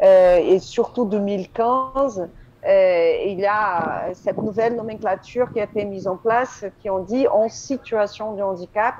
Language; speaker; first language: French; non-native, fluent; Portuguese